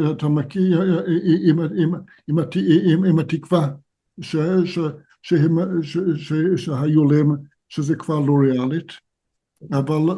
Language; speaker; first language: Hebrew; non-native, fluent; English